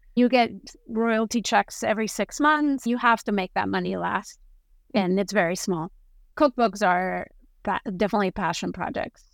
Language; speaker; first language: English; non-native, fluent; Spanish